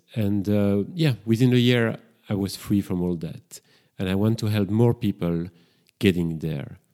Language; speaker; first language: English; non-native, fluent; French